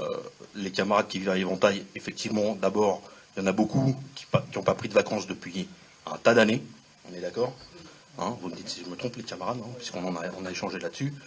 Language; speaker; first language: French; native; French